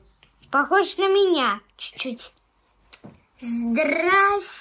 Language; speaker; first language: Russian; early bilingual, heritage; Russian